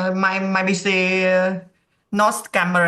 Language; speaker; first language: English; non-native, learner; Vietnamese